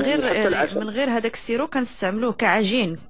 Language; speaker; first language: Arabic; native; Arabic